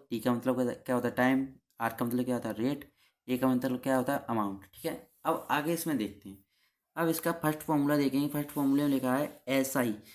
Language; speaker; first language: Hindi; native; Hindi